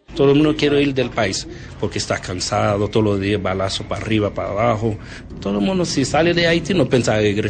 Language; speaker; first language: Spanish; non-native, learner; Haitian Creole